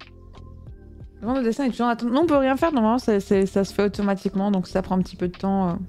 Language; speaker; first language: French; native; French